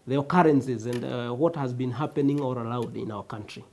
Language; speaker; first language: English; non-native, local second language; Kikuyu